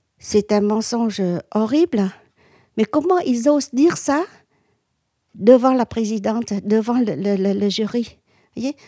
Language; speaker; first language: French; non-native, local second language; Vietnamese